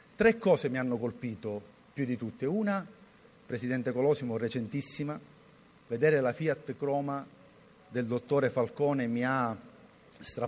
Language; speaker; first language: Italian; native; Italian